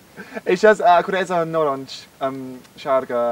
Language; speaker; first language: Hungarian; non-native, learner; English